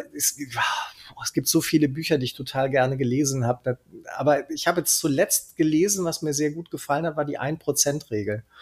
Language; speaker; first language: German; native; German